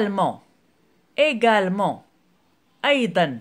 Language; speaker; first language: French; non-native, local second language; Arabic